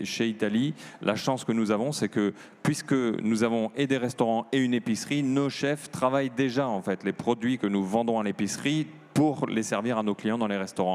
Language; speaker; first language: French; native; French